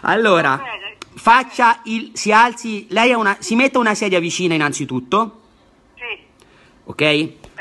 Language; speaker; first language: Italian; native; Italian